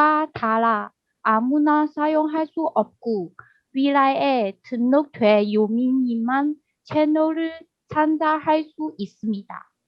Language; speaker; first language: Korean; non-native, learner; Chinese